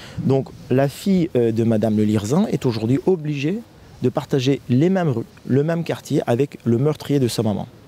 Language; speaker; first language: French; non-native, fluent; Turkish